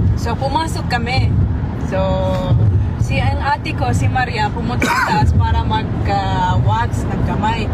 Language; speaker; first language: Filipino; early bilingual, heritage; Arabic